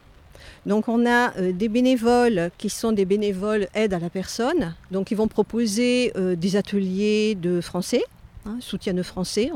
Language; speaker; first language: French; native; French